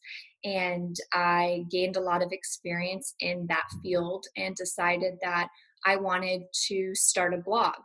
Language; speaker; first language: English; native; English